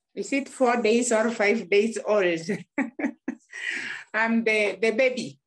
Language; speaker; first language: English; non-native, local second language; Gusii